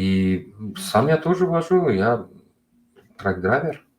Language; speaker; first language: Russian; non-native, local second language; Uzbek